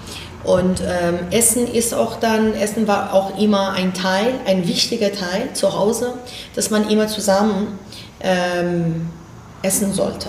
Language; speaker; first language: German; non-native, fluent; Persian